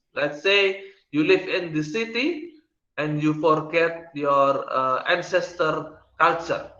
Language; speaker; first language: English; non-native, learner; Indonesian